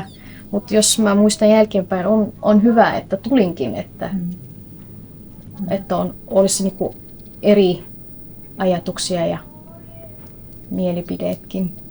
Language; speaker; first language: Finnish; non-native, fluent; Somali